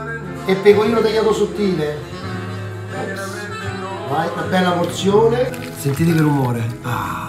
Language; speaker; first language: Italian; native; Italian